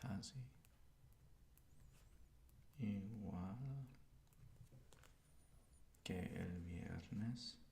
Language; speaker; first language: Spanish; non-native, learner; English